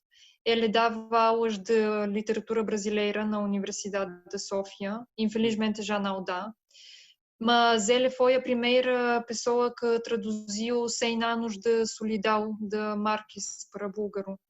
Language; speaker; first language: Portuguese; non-native, fluent; Bulgarian